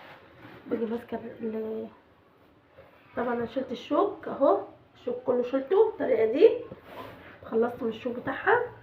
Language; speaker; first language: Arabic; native; Arabic